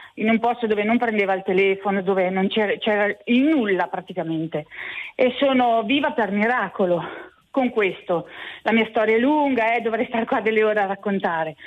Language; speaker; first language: Italian; native; Italian